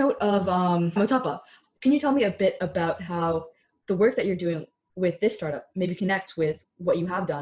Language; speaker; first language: English; native; English